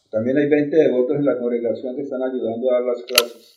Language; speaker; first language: Spanish; native; Spanish